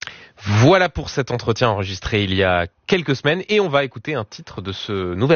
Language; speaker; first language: French; native; French